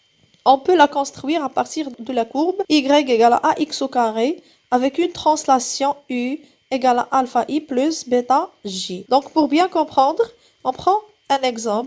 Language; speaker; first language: French; non-native, local second language; Arabic